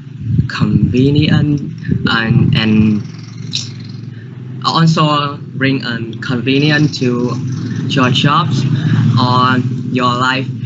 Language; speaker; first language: English; non-native, learner; Vietnamese